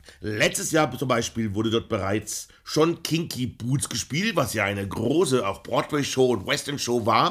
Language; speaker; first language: German; native; German